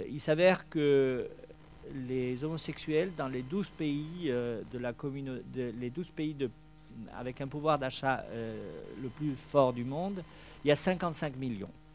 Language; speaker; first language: French; non-native, fluent; Spanish